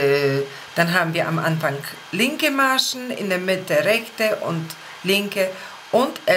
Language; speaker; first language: German; non-native, fluent; Polish